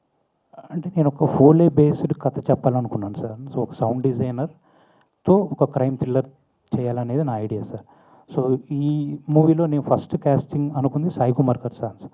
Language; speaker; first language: Telugu; native; Telugu